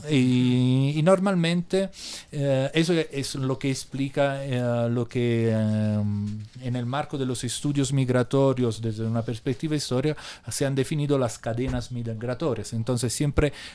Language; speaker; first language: Spanish; non-native, fluent; Italian